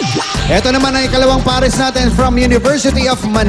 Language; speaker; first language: Filipino; native; Filipino